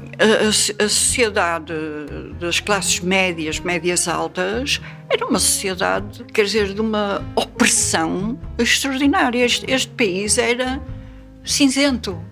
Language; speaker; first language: Portuguese; native; Portuguese